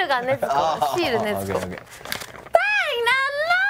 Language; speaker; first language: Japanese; non-native, learner; Chinese